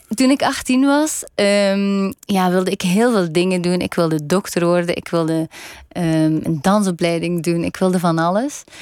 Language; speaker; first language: Dutch; native; Dutch